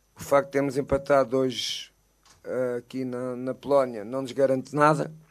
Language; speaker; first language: Portuguese; native; Portuguese